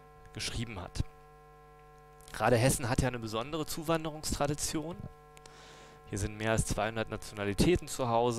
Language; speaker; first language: German; native; German